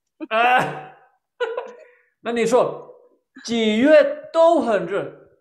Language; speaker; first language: Chinese; non-native, fluent; Spanish